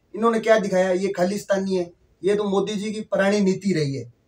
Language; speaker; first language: Hindi; native; Hindi